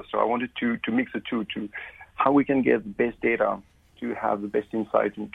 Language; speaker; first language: English; non-native, fluent; French